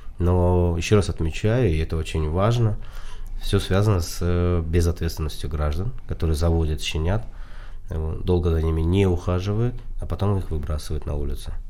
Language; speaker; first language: Russian; non-native, local second language; Tajik